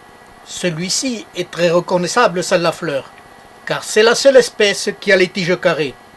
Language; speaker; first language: French; native; French